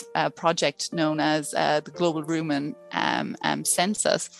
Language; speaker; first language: English; native; English